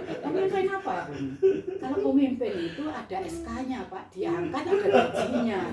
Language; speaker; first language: Indonesian; non-native, local second language; Javanese